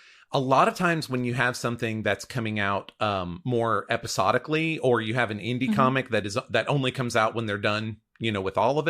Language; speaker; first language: English; native; English